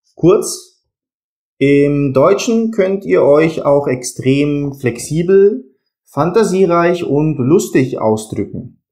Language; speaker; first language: German; native; German